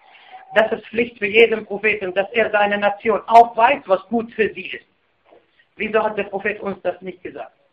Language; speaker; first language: German; non-native, fluent; Arabic